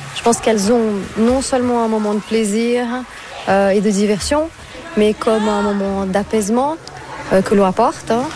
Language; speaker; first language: French; non-native, fluent; Portuguese